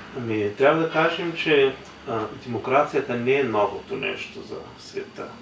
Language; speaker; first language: Bulgarian; early bilingual, heritage; Bulgarian